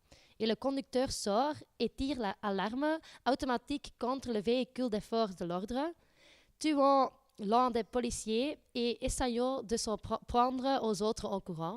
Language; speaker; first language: French; non-native, learner; Dutch